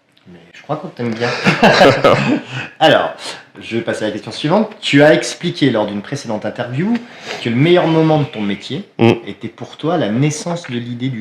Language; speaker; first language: French; native; French